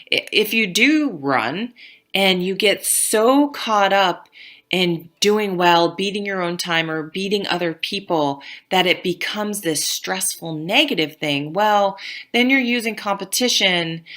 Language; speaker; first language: English; native; English